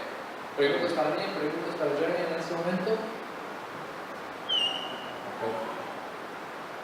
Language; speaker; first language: Spanish; non-native, fluent; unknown